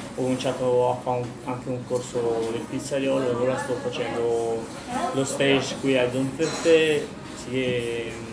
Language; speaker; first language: Italian; non-native, fluent; Albanian